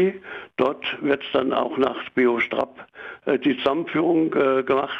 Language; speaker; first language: German; native; German